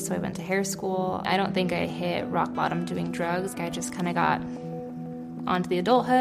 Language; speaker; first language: English; native; English